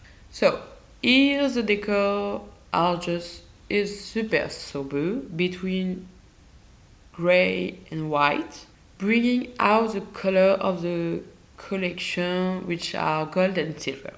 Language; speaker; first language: English; non-native, learner; French